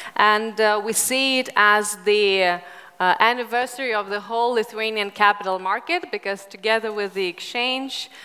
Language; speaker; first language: English; non-native, fluent; Lithuanian